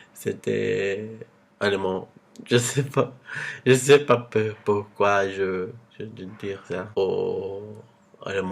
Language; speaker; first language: French; non-native, learner; Portuguese